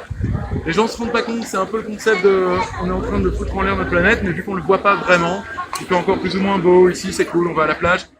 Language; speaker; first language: French; native; French